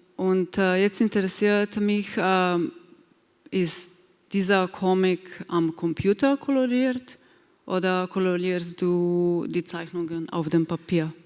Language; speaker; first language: German; non-native, fluent; Slovenian